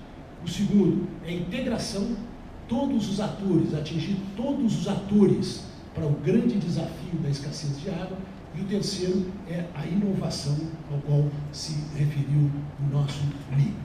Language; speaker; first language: Portuguese; native; Portuguese